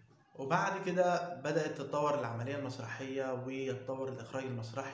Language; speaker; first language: Arabic; native; Arabic